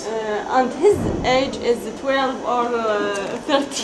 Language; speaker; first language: English; non-native, learner; Arabic